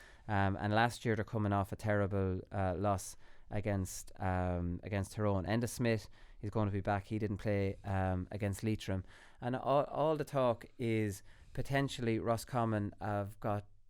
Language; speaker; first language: English; native; English